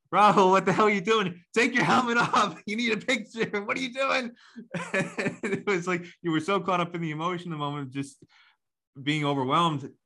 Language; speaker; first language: English; native; English